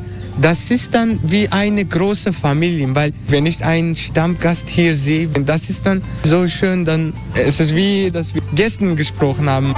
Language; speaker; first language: German; non-native, learner; Turkish